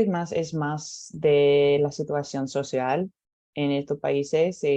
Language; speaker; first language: Spanish; non-native, learner; English